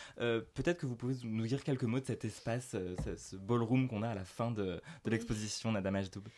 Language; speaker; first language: French; native; French